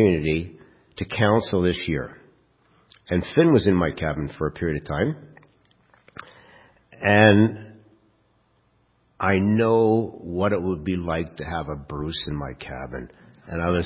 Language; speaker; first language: English; native; English